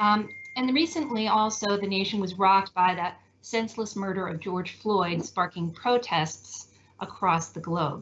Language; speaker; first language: English; native; English